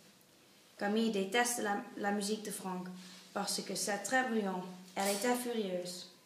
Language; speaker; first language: French; non-native, learner; Dutch